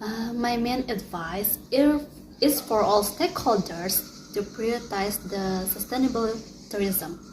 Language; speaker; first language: English; non-native, fluent; Indonesian